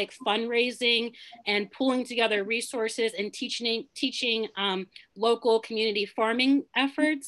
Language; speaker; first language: English; early bilingual, other home language; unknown